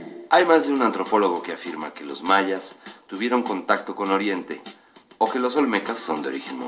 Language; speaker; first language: Spanish; native; Spanish